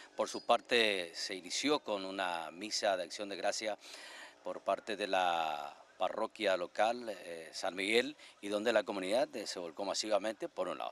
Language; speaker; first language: Spanish; native; Spanish